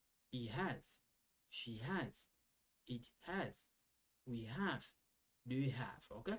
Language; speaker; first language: English; non-native, fluent; Lingala